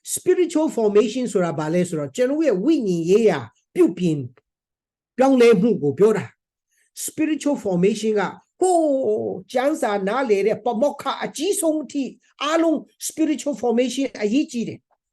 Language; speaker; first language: Burmese; non-native, local second language; Hakha Chin